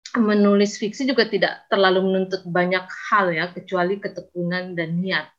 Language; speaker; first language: Indonesian; native; Indonesian